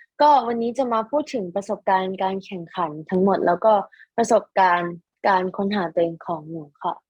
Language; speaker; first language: Thai; native; Thai